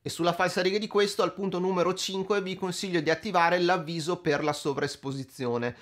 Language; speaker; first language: Italian; native; Italian